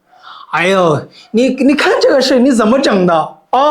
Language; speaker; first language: Chinese; non-native, fluent; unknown